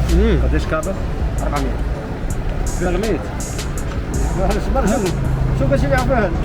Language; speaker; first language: Arabic; native; Arabic